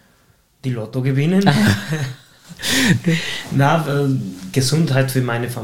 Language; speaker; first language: German; non-native, fluent; Spanish